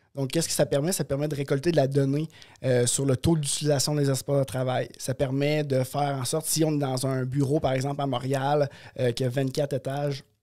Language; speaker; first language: French; native; French